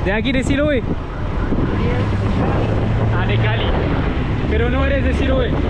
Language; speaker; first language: Spanish; non-native, learner; French